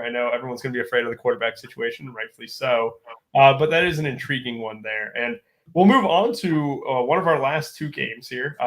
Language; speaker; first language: English; native; English